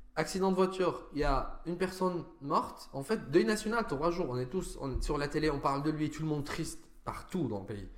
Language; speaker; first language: French; non-native, fluent; Arabic